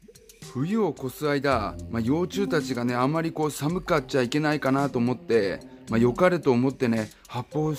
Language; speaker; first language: Japanese; native; Japanese